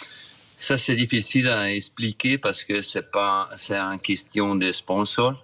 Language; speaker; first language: French; non-native, fluent; Italian